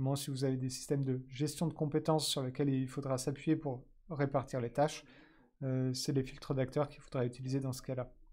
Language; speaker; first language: French; native; French